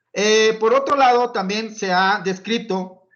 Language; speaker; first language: Spanish; native; Spanish